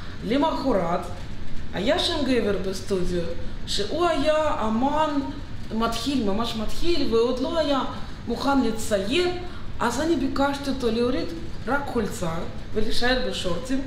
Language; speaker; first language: Hebrew; non-native, fluent; Russian